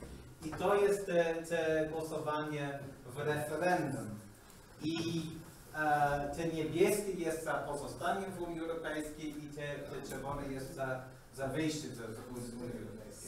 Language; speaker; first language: Polish; non-native, learner; English